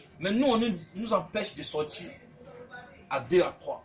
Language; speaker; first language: French; native; French